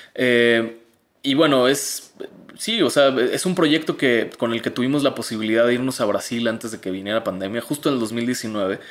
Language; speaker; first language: Spanish; native; Spanish